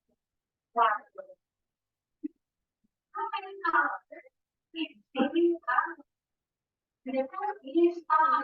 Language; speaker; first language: English; non-native, fluent; Indonesian